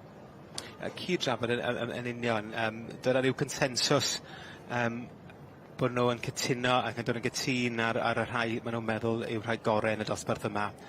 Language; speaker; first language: Welsh; native; Welsh